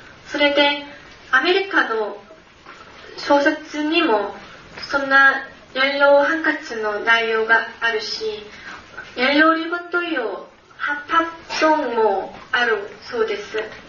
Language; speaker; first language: Japanese; non-native, fluent; Korean